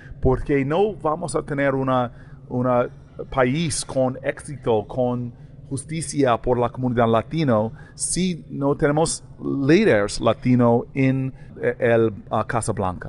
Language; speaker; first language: Spanish; non-native, learner; English